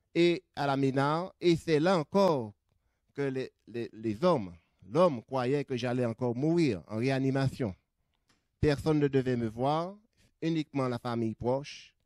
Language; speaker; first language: French; native; French